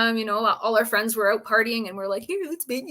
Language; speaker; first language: English; native; English